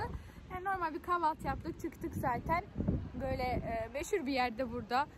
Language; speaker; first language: Turkish; early bilingual, heritage; Turkish